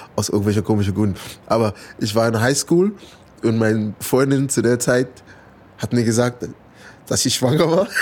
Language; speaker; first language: German; non-native, fluent; English